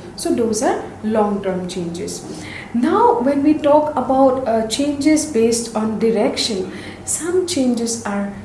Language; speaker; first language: English; non-native, local second language; Assamese